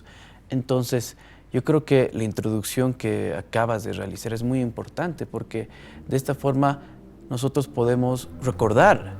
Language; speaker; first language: Spanish; native; Spanish